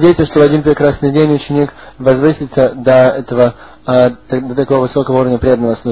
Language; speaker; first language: Russian; native; Russian